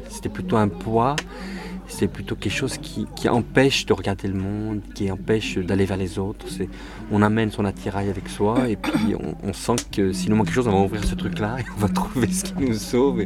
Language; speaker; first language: French; early bilingual, other home language; Arabic